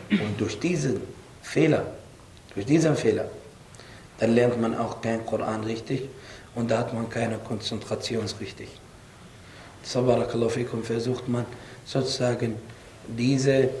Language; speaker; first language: German; non-native, fluent; Arabic